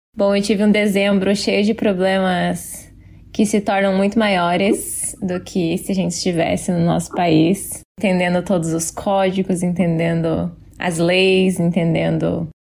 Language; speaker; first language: Portuguese; native; Portuguese